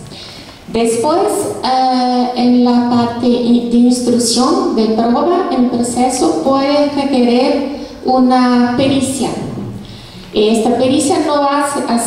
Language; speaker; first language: Spanish; non-native, fluent; Portuguese